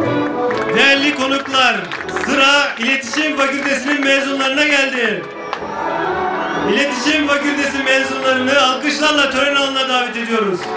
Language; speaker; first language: Turkish; native; Turkish